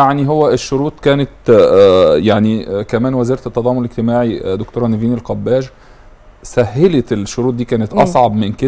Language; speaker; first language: Arabic; native; Arabic